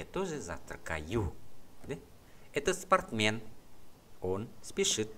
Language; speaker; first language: Russian; non-native, fluent; Vietnamese